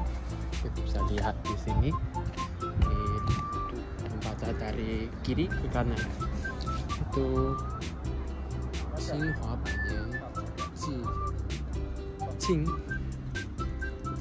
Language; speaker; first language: Indonesian; non-native, fluent; Chinese